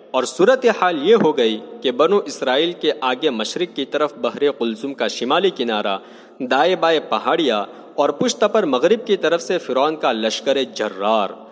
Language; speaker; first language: Urdu; native; Urdu